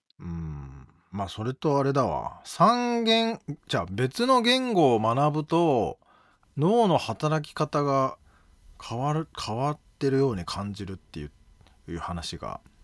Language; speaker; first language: Japanese; native; Japanese